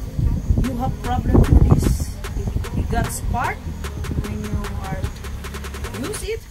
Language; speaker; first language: English; non-native, learner; Filipino